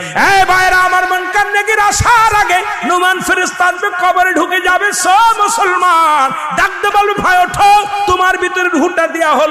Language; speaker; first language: Bangla; native; Bangla